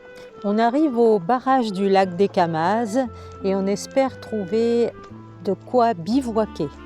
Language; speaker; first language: French; native; French